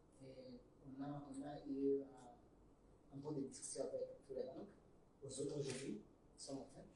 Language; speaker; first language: French; non-native, learner; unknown